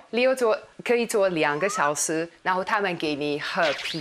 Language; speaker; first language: Chinese; non-native, learner; Hungarian